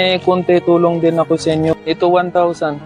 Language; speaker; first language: Filipino; non-native, learner; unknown